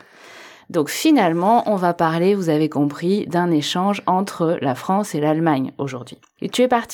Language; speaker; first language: French; native; French